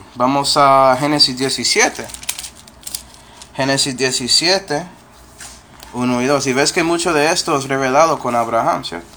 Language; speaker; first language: Spanish; non-native, fluent; English